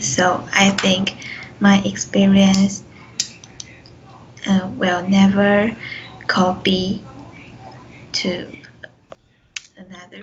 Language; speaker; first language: English; non-native, learner; Chinese